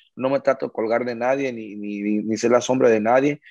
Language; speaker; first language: Spanish; early bilingual, heritage; Spanish